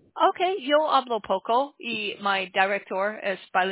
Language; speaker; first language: Spanish; non-native, learner; English